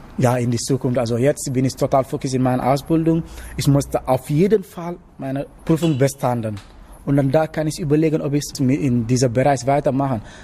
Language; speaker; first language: German; non-native, learner; Wolof